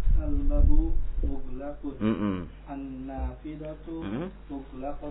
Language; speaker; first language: Arabic; non-native, learner; Indonesian